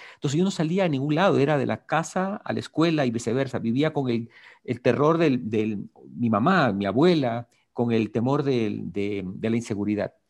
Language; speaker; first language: Spanish; native; Spanish